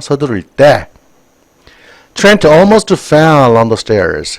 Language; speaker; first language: English; non-native, fluent; Korean